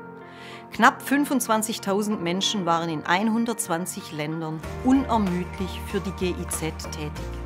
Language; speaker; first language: German; native; German